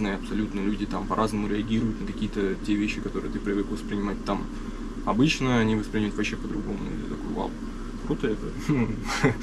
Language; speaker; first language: Russian; native; Russian